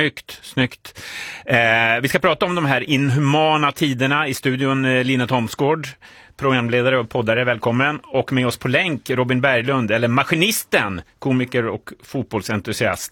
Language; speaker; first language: Swedish; native; Swedish